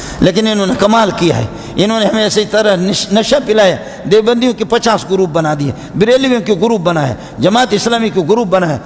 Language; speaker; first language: Urdu; non-native, local second language; Baluchi